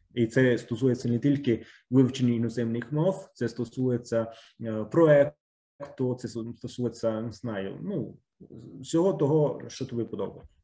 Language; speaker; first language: Ukrainian; non-native, fluent; Italian